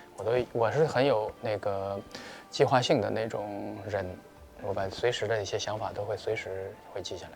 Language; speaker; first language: Chinese; native; Chinese